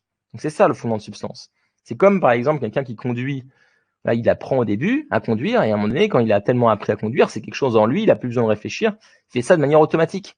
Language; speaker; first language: French; native; French